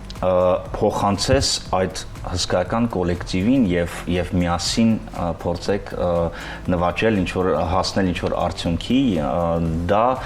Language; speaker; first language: Armenian; early bilingual, heritage; Armenian